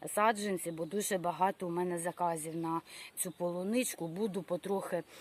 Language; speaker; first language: Ukrainian; non-native, local second language; Russian